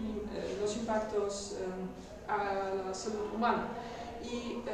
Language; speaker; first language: Spanish; non-native, learner; Polish